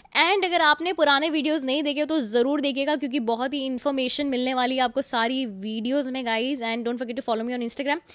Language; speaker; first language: Hindi; non-native, local second language; Gujarati